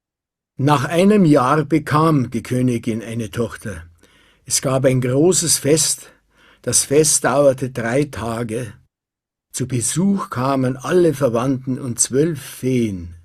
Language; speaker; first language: German; non-native, learner; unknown